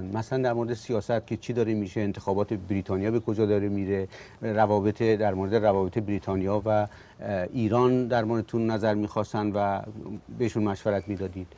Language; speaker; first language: Persian; native; Persian